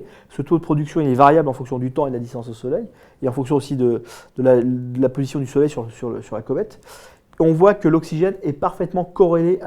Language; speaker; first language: French; native; French